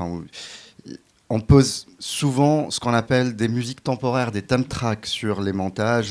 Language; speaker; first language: French; non-native, local second language; Arabic